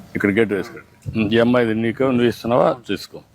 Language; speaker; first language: Telugu; native; Telugu